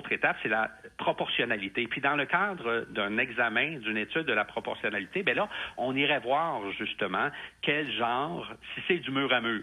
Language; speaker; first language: French; native; French